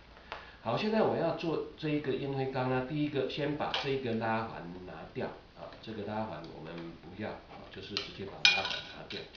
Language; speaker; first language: Chinese; native; Chinese